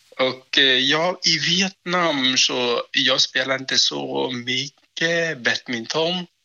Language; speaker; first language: Swedish; non-native, fluent; Vietnamese